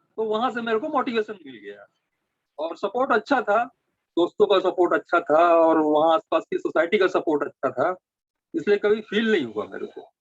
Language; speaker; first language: Hindi; native; Hindi